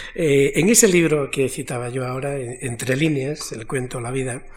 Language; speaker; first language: Spanish; native; Spanish